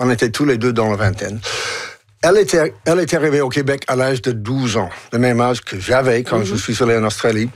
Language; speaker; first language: French; non-native, local second language; English